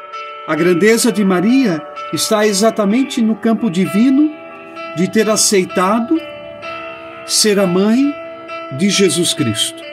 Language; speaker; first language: Portuguese; native; Portuguese